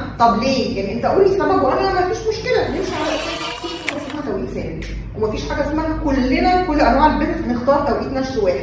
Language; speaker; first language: Arabic; native; Arabic